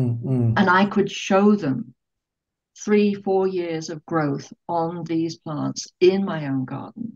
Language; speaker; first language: English; native; English